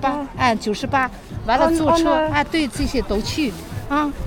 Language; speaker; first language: Chinese; native; Chinese